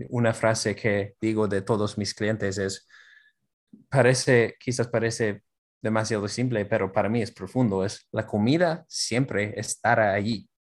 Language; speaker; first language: Spanish; non-native, fluent; English